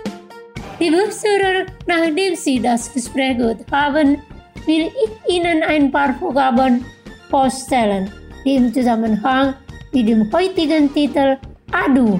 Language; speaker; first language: German; non-native, fluent; Indonesian